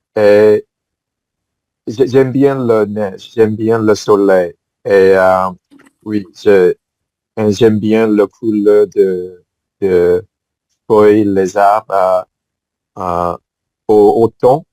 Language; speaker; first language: French; non-native, fluent; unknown